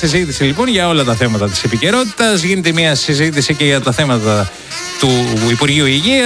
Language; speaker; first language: Greek; native; Greek